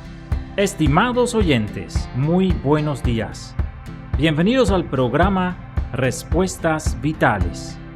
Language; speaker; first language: Spanish; native; Spanish